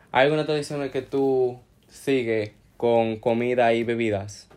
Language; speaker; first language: Spanish; early bilingual, heritage; Spanish